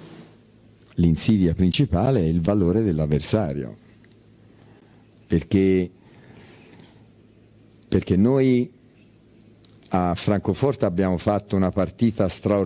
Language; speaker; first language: Italian; native; Italian